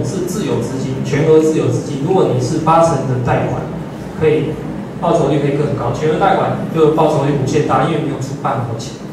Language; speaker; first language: Chinese; native; Chinese